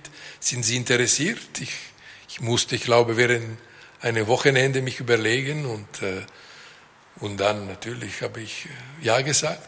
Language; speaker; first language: German; non-native, local second language; French